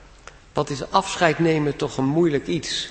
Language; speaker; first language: Dutch; native; Dutch